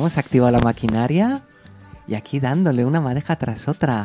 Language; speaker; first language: Spanish; native; Spanish